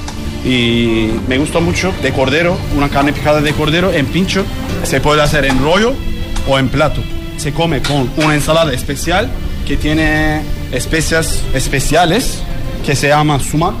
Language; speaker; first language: Spanish; non-native, fluent; Turkish